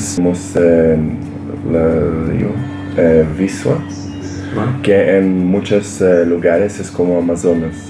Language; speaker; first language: Spanish; non-native, learner; Polish